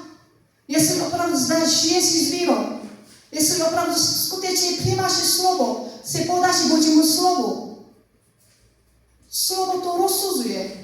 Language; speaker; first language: Czech; non-native, learner; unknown